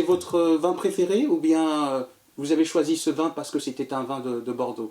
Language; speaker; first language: French; native; French